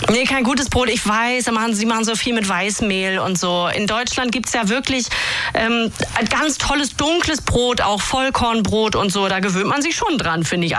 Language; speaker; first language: German; native; German